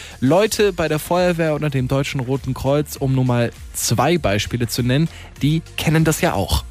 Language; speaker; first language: German; native; German